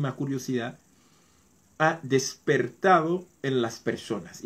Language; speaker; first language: Spanish; non-native, fluent; Haitian Creole